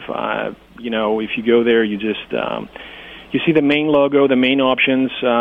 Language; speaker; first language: English; non-native, fluent; Greek